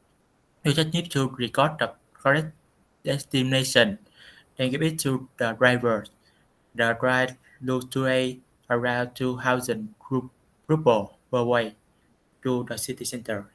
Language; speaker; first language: English; non-native, learner; Vietnamese